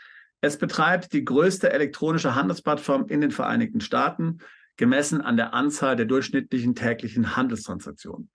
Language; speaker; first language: German; native; German